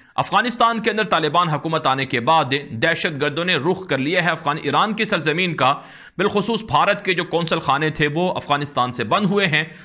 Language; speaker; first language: Urdu; native; Urdu